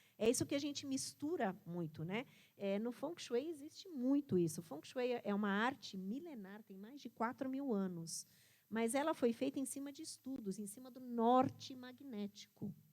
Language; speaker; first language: Portuguese; early bilingual, other home language; Italian